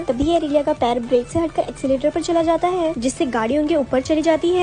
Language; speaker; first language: Hindi; native; Hindi